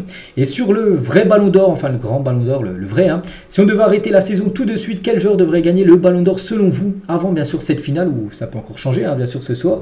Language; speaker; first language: French; native; French